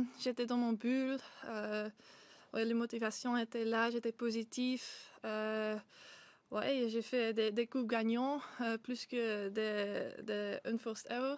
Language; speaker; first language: French; non-native, local second language; Dutch